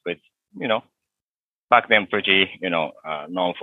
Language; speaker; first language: English; non-native, fluent; Japanese